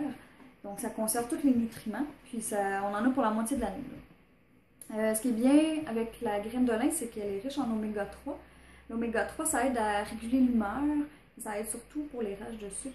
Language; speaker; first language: French; native; French